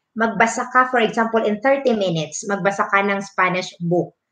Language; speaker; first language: English; non-native, local second language; Filipino